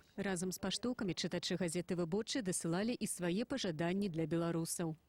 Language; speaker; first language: Belarusian; native; Belarusian